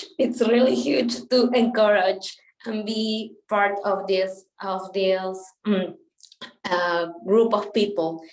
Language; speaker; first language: English; non-native, local second language; Spanish